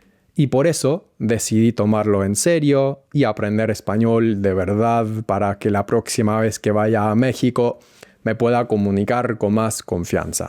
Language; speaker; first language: Spanish; non-native, fluent; English